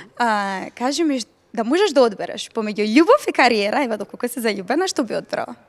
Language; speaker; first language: Macedonian; native; Macedonian